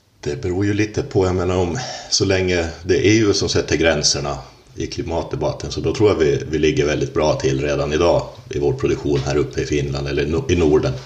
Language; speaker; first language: Swedish; native; Swedish